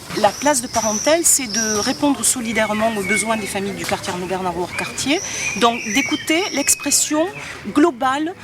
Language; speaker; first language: French; native; French